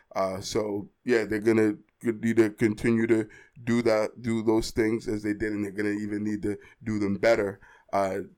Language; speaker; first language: English; native; English